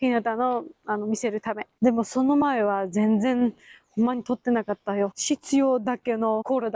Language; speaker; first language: Japanese; non-native, learner; Georgian